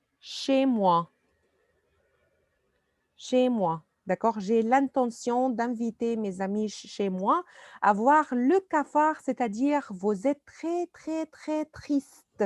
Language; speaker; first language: French; non-native, fluent; Arabic